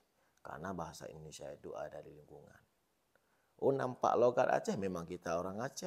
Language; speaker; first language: Indonesian; non-native, local second language; Achinese